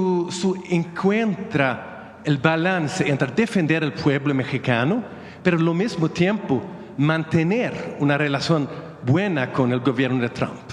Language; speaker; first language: Spanish; non-native, learner; Swedish